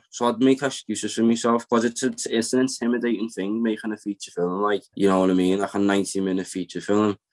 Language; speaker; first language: English; native; English